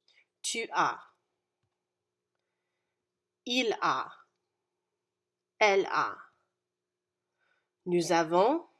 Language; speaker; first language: French; non-native, fluent; English